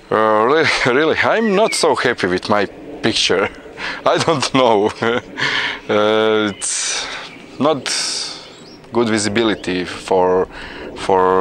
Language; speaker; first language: English; non-native, learner; Croatian